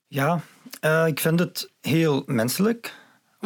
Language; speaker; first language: Dutch; non-native, fluent; Arabic